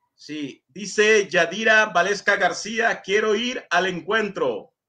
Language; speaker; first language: Spanish; native; Spanish